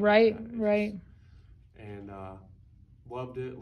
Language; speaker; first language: English; native; English